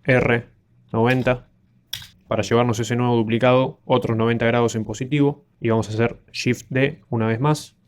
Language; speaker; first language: Spanish; native; Spanish